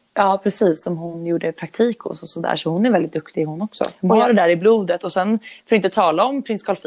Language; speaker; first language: Swedish; native; Swedish